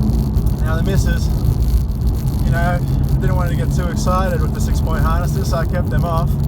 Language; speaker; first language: English; native; English